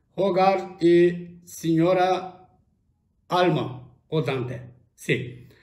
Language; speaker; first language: Spanish; non-native, learner; Turkish